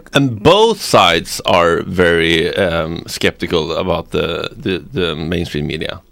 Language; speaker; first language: English; non-native, fluent; Swedish